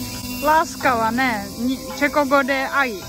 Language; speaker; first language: Japanese; non-native, fluent; Czech